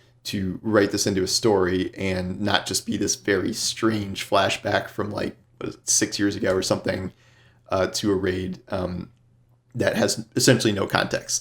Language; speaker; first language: English; native; English